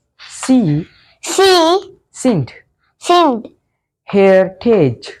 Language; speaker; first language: German; non-native, learner; Sinhala